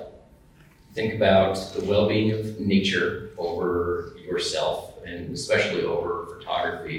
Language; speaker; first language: English; native; English